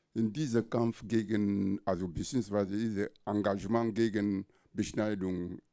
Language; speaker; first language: German; non-native, fluent; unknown